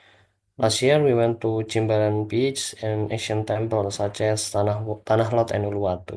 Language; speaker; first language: English; non-native, learner; Indonesian